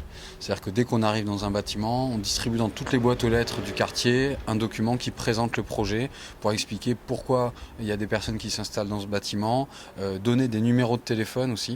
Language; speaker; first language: French; native; French